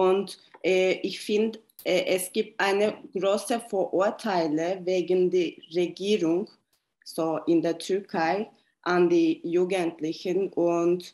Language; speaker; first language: German; non-native, learner; Turkish